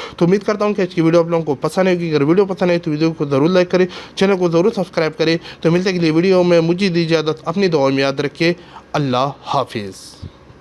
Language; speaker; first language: Urdu; non-native, local second language; Pashto